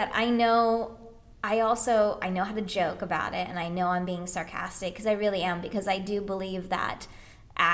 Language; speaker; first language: English; native; English